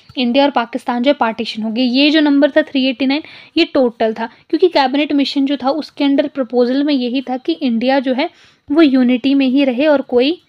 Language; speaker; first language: Hindi; non-native, local second language; Punjabi